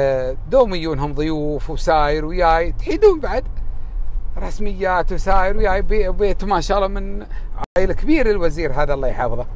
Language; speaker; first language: Arabic; native; Arabic